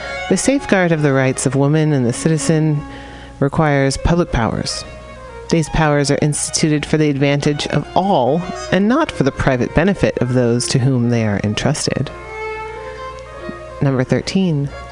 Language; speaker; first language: English; native; English